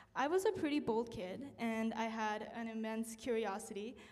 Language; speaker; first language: English; early bilingual, other home language; Korean